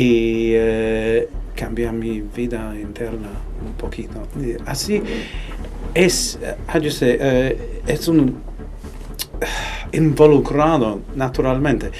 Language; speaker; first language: Spanish; non-native, fluent; English